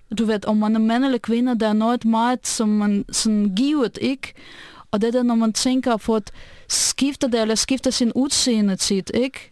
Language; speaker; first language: Danish; non-native, fluent; Russian